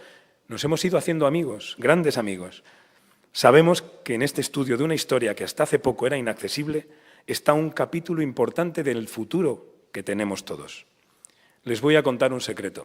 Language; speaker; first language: Spanish; native; Spanish